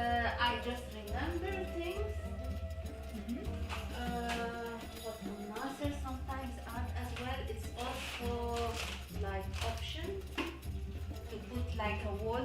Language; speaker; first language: English; non-native, learner; Arabic